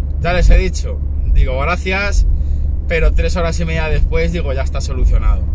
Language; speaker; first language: Spanish; native; Spanish